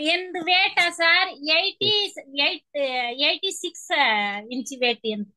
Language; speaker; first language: Tamil; non-native, fluent; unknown